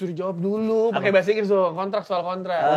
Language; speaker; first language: Indonesian; native; Indonesian